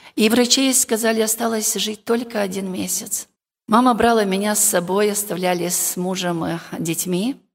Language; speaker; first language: Russian; non-native, local second language; Romanian